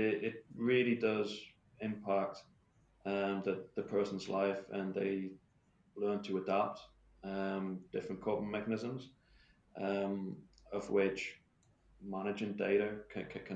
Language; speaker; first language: English; native; English